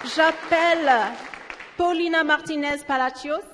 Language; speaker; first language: French; native; French